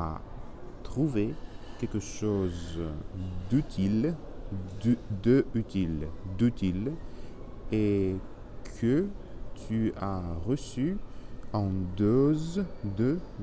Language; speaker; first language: French; non-native, learner; Spanish